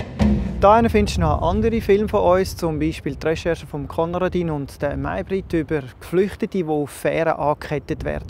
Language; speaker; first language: German; native; German